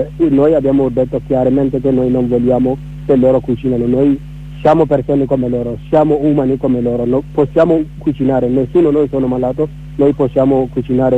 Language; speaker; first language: Italian; non-native, learner; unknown